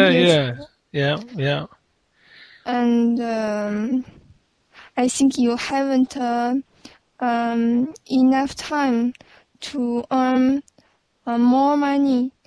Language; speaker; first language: English; non-native, learner; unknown